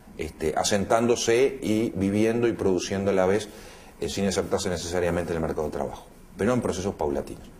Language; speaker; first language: Spanish; native; Spanish